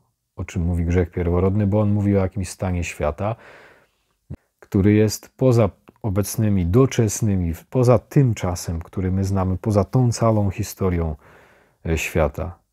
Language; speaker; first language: Polish; native; Polish